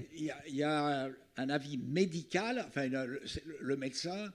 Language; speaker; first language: French; native; French